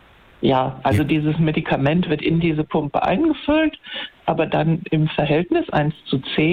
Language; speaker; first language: German; native; German